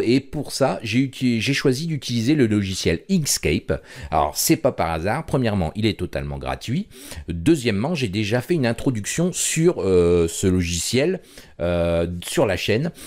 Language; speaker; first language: French; native; French